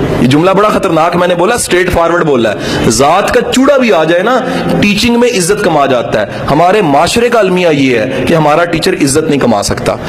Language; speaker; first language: Urdu; non-native, local second language; Punjabi